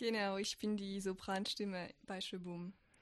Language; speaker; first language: German; non-native, fluent; French